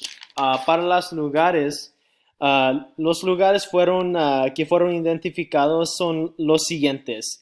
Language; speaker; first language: Spanish; non-native, learner; English